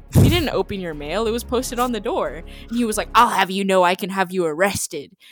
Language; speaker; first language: English; native; English